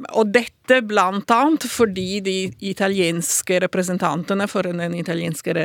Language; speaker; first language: Norwegian; non-native, fluent; Italian